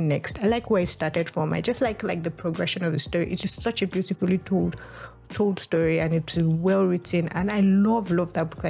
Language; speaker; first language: English; non-native, local second language; Yoruba